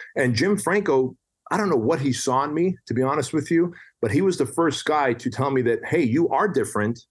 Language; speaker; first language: English; early bilingual, other home language; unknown